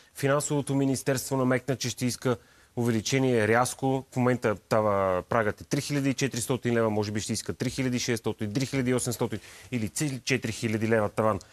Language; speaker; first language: Bulgarian; native; Bulgarian